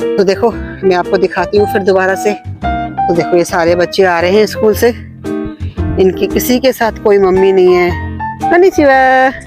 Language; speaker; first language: Hindi; native; Hindi